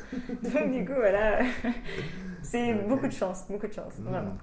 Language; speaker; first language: French; native; French